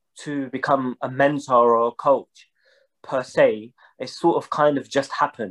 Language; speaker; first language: English; native; English